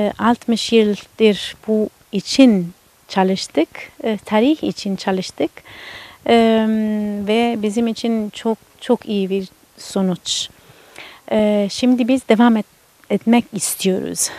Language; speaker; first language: Turkish; non-native, learner; Italian